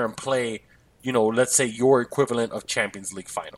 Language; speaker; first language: English; native; English